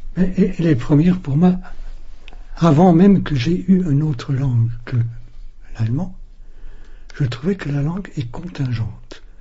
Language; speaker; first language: French; non-native, fluent; German